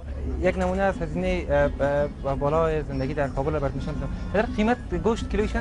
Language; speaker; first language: Persian; native; Persian